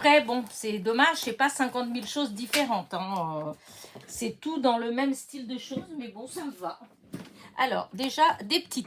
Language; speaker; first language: French; native; French